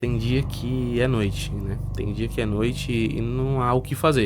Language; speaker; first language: Portuguese; native; Portuguese